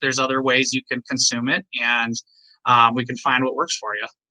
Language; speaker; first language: English; native; English